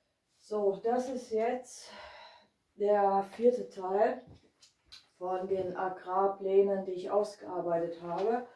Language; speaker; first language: German; non-native, fluent; Hungarian